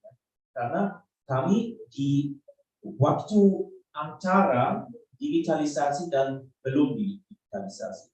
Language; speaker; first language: Indonesian; non-native, learner; German